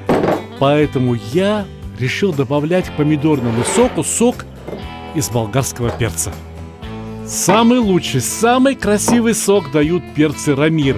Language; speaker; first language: Russian; native; Russian